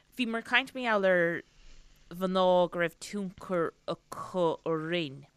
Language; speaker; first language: Irish; native; Irish